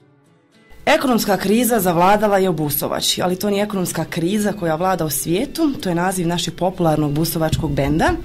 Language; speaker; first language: Croatian; native; Croatian